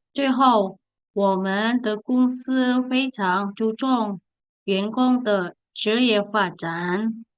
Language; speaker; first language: Chinese; non-native, fluent; Indonesian